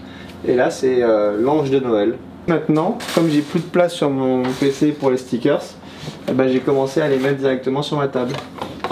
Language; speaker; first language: French; native; French